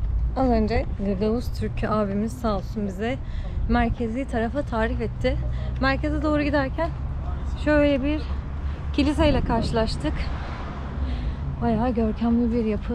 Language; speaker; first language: Turkish; native; Turkish